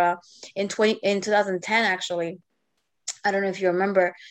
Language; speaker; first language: English; native; English